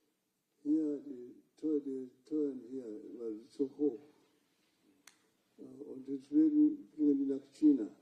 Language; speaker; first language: German; non-native, fluent; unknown